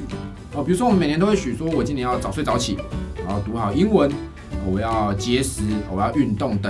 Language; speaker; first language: Chinese; native; Chinese